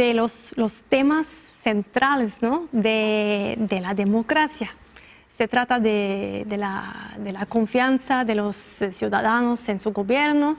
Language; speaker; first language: Spanish; non-native, fluent; Norwegian